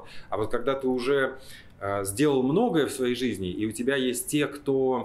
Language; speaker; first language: Russian; native; Russian